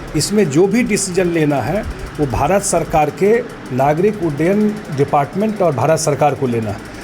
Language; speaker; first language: Hindi; native; Hindi